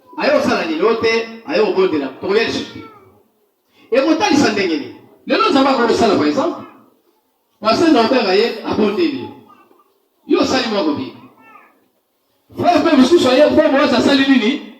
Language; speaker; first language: Lingala; native; Lingala